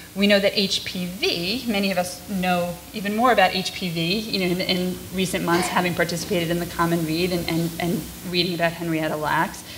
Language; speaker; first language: English; native; English